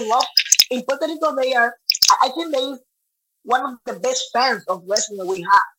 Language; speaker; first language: English; non-native, learner; Spanish